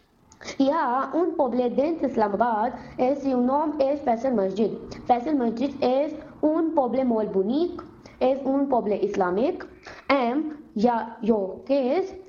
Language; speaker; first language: Catalan; non-native, learner; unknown